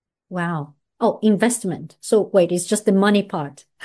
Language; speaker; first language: English; non-native, fluent; Portuguese